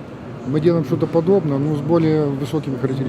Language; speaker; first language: Russian; native; Russian